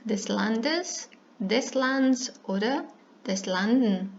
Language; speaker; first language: German; non-native, fluent; Serbian